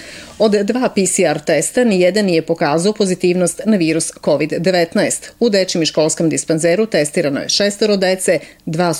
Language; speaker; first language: Serbian; native; Serbian